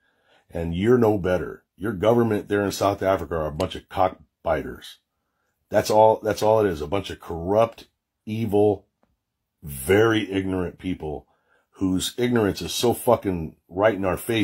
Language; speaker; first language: English; native; English